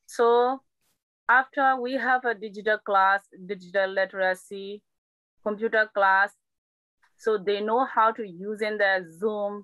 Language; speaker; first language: English; non-native, learner; Burmese